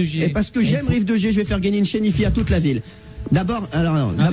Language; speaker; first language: French; native; French